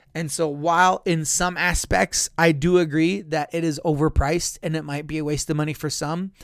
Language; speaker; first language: English; native; English